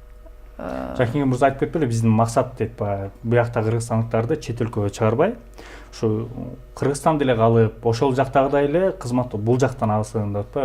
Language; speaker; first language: Kyrgyz; native; Kyrgyz